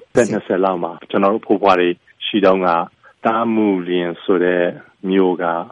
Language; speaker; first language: Burmese; non-native, local second language; Chinese